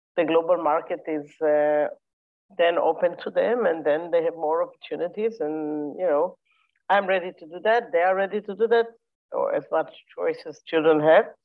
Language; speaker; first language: English; non-native, fluent; Hebrew